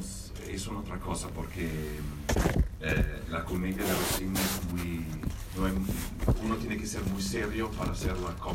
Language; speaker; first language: Spanish; non-native, fluent; Italian